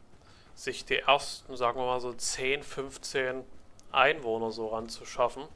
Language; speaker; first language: German; native; German